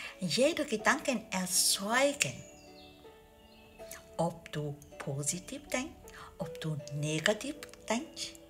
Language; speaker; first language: German; non-native, learner; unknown